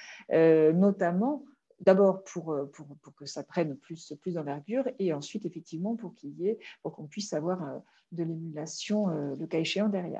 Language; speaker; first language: French; native; French